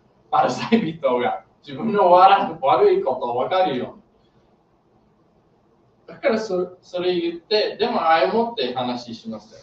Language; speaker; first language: Japanese; non-native, learner; English